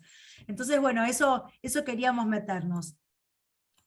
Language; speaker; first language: Spanish; native; Spanish